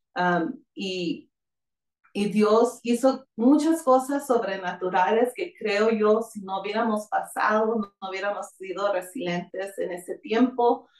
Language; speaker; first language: Spanish; early bilingual, heritage; Spanish